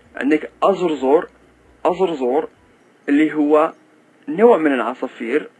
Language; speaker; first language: Arabic; non-native, local second language; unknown